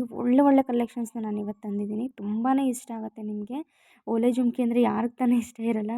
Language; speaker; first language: Kannada; native; Kannada